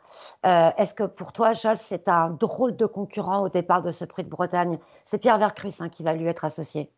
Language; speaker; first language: French; native; French